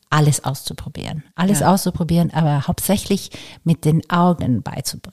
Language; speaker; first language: German; non-native, fluent; Italian